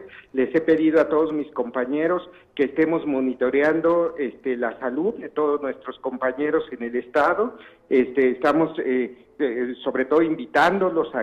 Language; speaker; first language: Spanish; native; Spanish